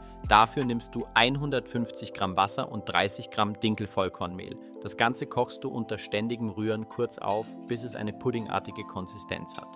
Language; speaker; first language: German; native; German